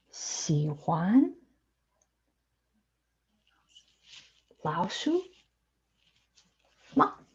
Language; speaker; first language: Chinese; non-native, fluent; English